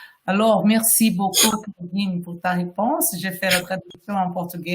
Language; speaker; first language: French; non-native, fluent; Portuguese